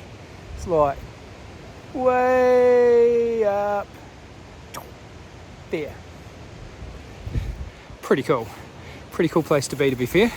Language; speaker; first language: English; native; English